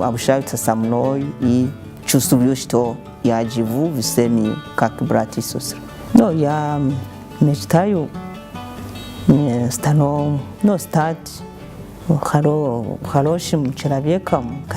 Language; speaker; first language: Russian; non-native, learner; Rundi